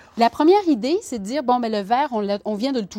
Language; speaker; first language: French; native; French